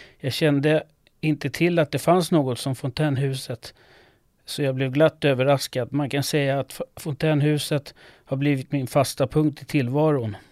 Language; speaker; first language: Swedish; non-native, fluent; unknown